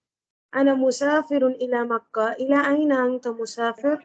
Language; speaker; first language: Arabic; non-native, learner; Tamil